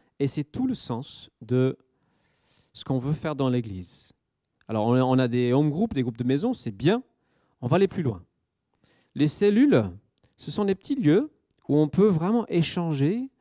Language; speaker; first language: French; native; French